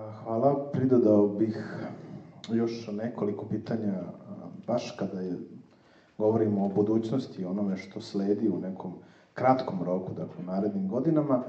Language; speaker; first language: Serbian; native; Serbian